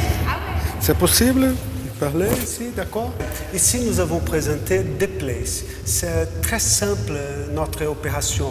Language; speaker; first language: French; non-native, learner; Portuguese